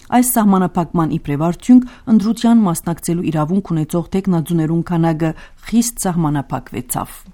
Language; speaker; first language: Armenian; early bilingual, heritage; Armenian